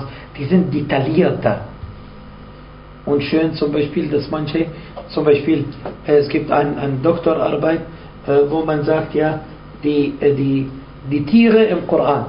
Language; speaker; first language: German; non-native, fluent; Arabic